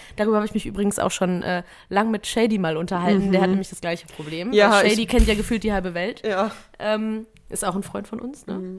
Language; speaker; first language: German; early bilingual, other home language; Vietnamese